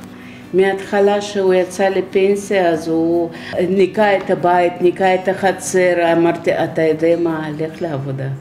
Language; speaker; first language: Hebrew; non-native, fluent; Russian